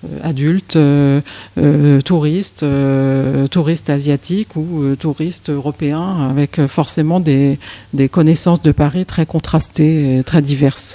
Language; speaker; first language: French; native; French